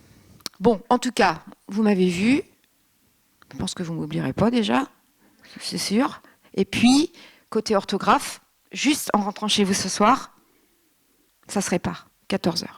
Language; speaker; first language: French; native; French